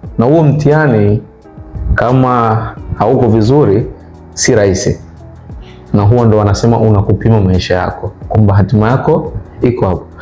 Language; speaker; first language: Swahili; native; Swahili